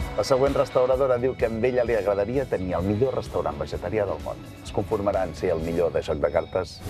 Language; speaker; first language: Catalan; native; Catalan